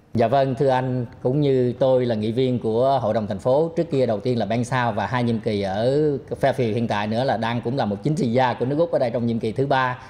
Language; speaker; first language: Vietnamese; native; Vietnamese